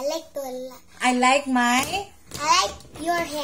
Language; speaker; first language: English; early bilingual, heritage; English